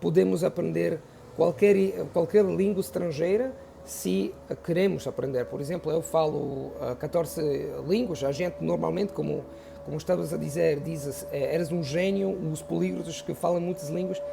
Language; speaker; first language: Portuguese; non-native, fluent; Italian